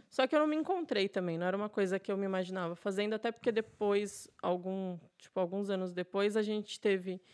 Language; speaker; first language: Portuguese; native; Portuguese